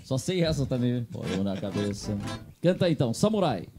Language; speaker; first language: Portuguese; native; Portuguese